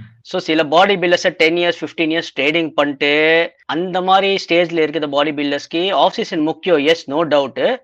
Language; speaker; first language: Tamil; native; Tamil